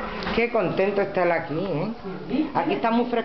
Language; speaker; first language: Spanish; native; Spanish